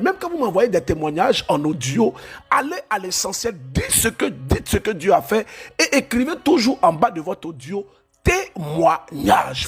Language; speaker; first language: French; native; French